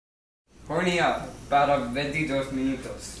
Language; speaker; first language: Spanish; non-native, learner; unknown